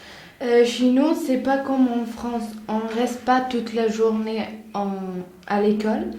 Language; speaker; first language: French; non-native, learner; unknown